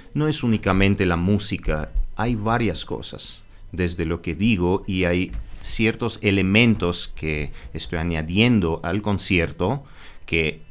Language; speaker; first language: Spanish; early bilingual, other home language; Armenian